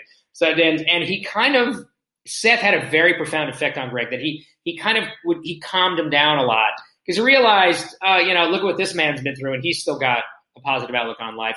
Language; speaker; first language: English; native; English